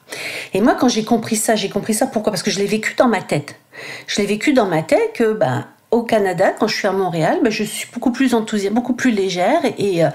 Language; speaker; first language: French; native; French